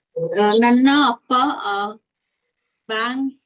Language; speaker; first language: Kannada; non-native, learner; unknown